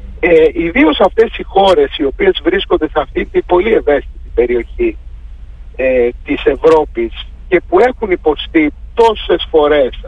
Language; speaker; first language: Greek; native; Greek